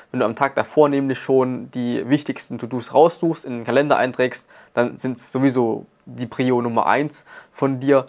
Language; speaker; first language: German; native; German